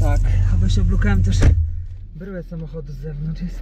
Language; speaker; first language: Polish; native; Polish